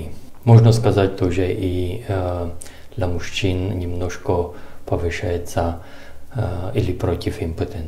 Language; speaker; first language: Russian; non-native, learner; Czech